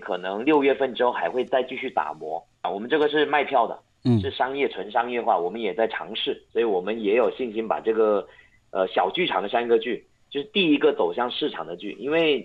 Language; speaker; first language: Chinese; non-native, local second language; Hakka Chinese